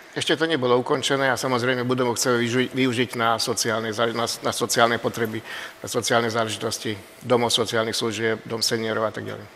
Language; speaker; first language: Slovak; non-native, local second language; Hungarian